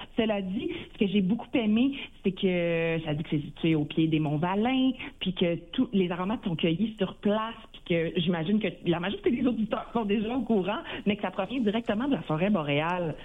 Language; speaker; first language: French; native; French